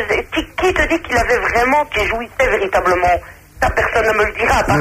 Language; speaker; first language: French; native; French